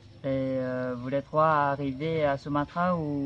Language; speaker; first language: French; non-native, learner; Indonesian